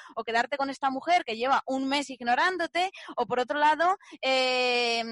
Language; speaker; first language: Spanish; native; Spanish